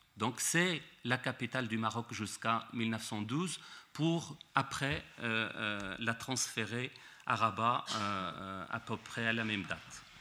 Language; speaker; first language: French; non-native, local second language; Arabic